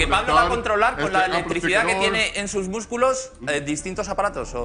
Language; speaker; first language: Spanish; native; Spanish